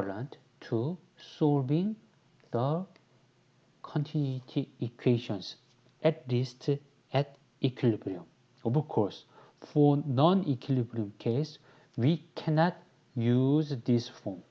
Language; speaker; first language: English; non-native, fluent; Korean